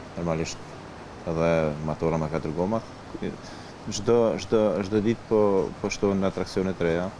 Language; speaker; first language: Albanian; native; Albanian